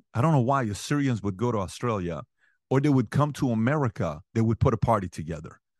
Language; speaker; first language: English; early bilingual, other home language; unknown